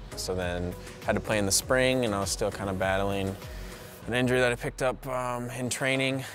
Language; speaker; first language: English; native; English